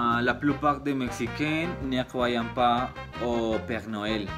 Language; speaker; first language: French; non-native, learner; Spanish